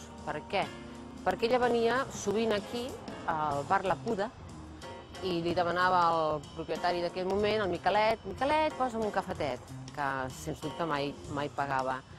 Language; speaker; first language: Catalan; native; Catalan